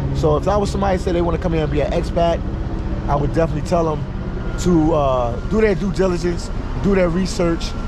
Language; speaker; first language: English; native; English